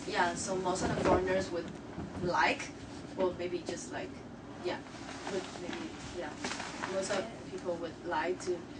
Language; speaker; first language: English; non-native, local second language; Chinese